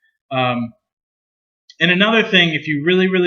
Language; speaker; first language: English; native; English